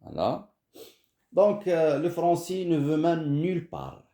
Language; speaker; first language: French; non-native, local second language; Arabic